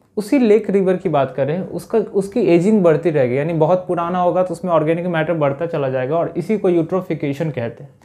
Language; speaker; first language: Hindi; native; Hindi